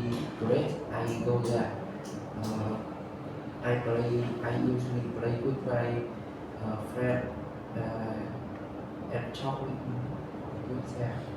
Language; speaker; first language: English; non-native, learner; Vietnamese